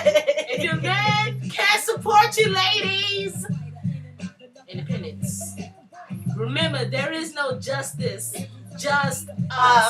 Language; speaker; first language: English; early bilingual, other home language; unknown